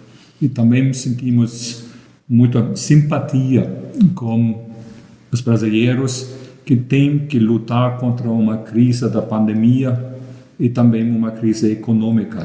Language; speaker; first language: Portuguese; non-native, fluent; German